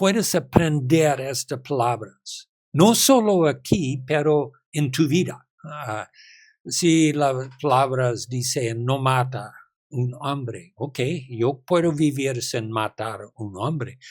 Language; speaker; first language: Spanish; non-native, learner; English